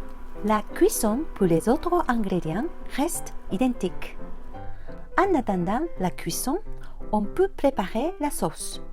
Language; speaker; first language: French; non-native, fluent; Japanese